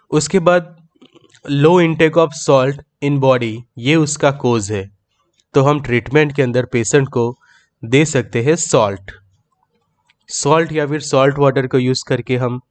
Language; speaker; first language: Hindi; native; Hindi